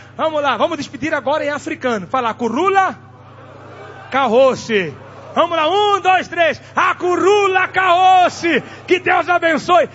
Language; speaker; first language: Portuguese; non-native, local second language; Tsonga